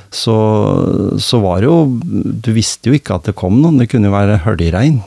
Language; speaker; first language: Norwegian; native; Norwegian